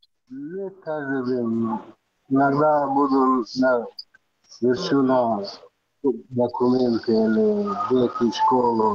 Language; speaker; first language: Russian; non-native, learner; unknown